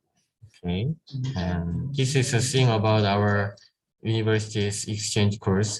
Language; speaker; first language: English; non-native, learner; Korean